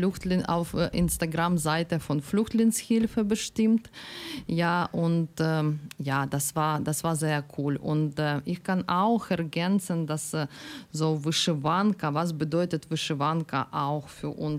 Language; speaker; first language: German; non-native, learner; Ukrainian